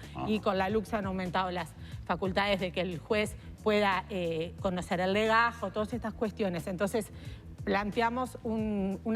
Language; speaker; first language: Spanish; native; Spanish